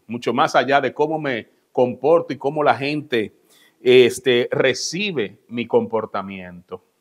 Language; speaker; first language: Spanish; native; Spanish